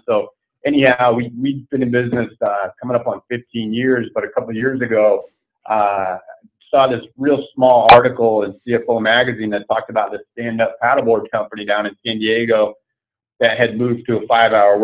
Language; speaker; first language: English; native; English